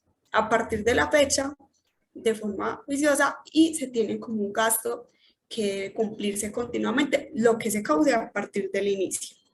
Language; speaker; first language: Spanish; native; Spanish